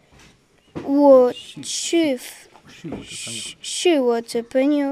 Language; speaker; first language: Chinese; non-native, learner; French